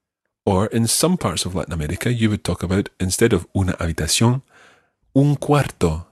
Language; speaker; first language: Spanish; non-native, fluent; English